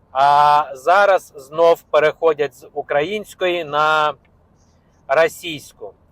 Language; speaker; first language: Ukrainian; non-native, local second language; Russian